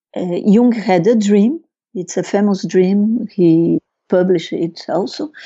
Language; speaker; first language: English; non-native, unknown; Portuguese